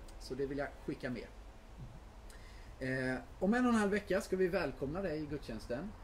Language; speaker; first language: Swedish; native; Swedish